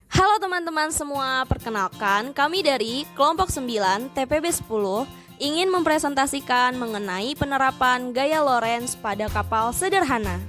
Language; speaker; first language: Indonesian; native; Indonesian